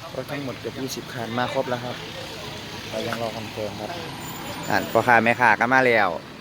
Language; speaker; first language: Thai; native; Thai